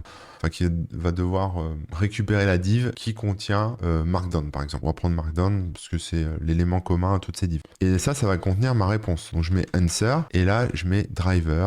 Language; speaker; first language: French; native; French